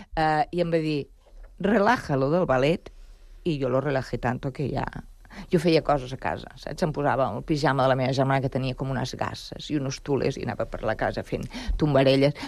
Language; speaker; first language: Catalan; non-native, local second language; Spanish